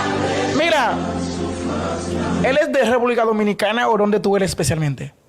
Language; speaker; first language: Spanish; non-native, learner; Haitian Creole